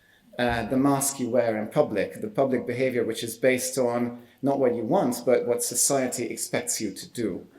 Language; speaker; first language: English; non-native, fluent; Hungarian